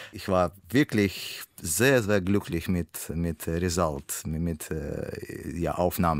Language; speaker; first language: German; non-native, learner; Russian